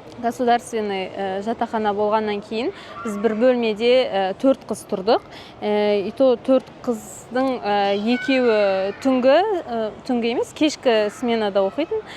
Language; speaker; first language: Kazakh; native; Kazakh